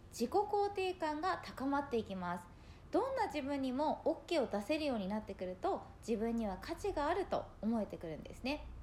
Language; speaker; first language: Japanese; native; Japanese